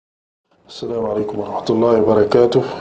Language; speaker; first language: Arabic; non-native, fluent; Malay